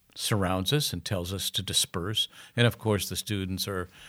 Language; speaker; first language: English; native; English